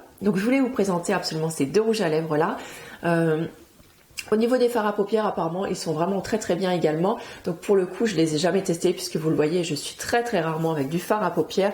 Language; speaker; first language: French; native; French